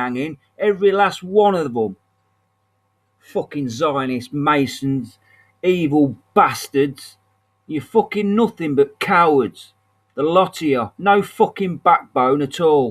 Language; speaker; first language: English; native; English